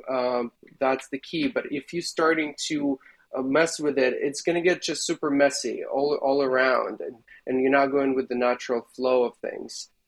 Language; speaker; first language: English; non-native, fluent; Russian